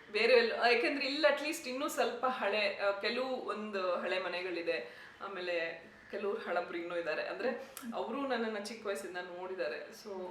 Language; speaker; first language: Kannada; native; Kannada